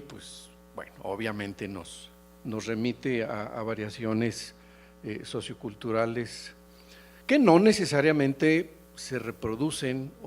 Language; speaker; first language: Spanish; native; Spanish